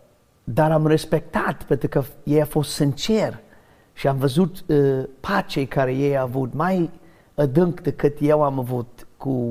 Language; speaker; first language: Romanian; non-native, learner; English